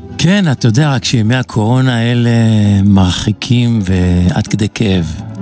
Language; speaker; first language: Hebrew; native; Hebrew